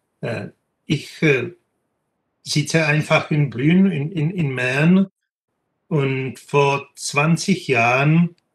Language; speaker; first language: German; non-native, fluent; Czech